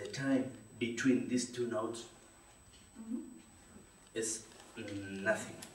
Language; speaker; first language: English; non-native, learner; Spanish